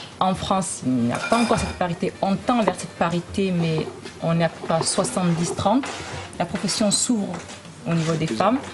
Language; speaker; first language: French; early bilingual, other home language; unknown